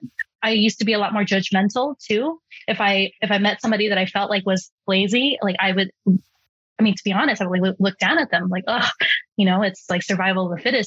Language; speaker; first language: English; early bilingual, other home language; Chinese